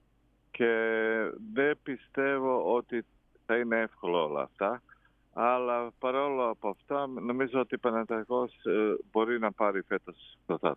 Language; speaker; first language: Greek; non-native, fluent; Croatian